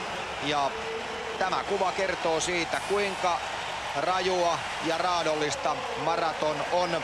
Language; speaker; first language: Finnish; native; Finnish